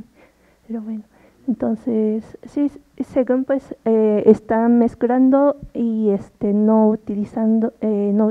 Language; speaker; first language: Spanish; non-native, fluent; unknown